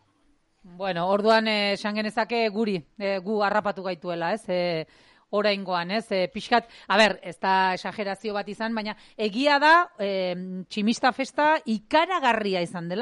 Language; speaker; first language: Basque; native; Basque